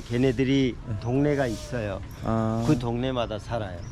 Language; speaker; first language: Korean; non-native, fluent; Hindi